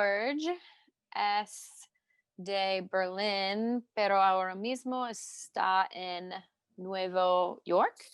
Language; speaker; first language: Spanish; non-native, learner; English